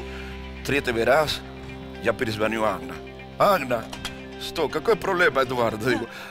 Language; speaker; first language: Russian; non-native, learner; Spanish